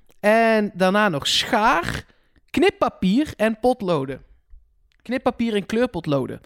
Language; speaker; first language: Dutch; native; Dutch